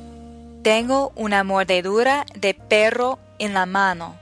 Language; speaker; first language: Spanish; non-native, fluent; English